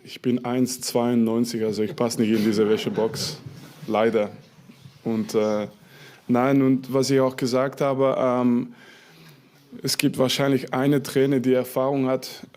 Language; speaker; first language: German; non-native, fluent; French